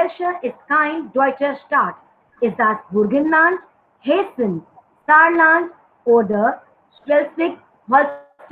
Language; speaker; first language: German; non-native, learner; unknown